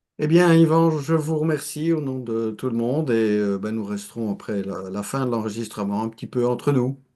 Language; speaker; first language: French; native; French